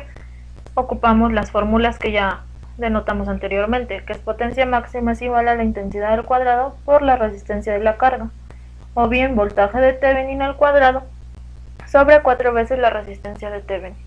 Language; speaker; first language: Spanish; native; Spanish